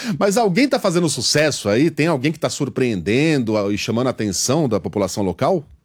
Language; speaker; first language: Portuguese; native; Portuguese